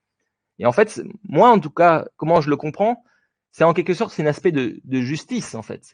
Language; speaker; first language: French; native; French